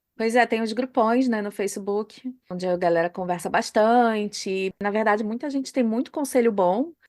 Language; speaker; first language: Portuguese; native; Portuguese